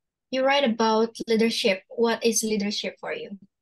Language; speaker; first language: English; non-native, fluent; Indonesian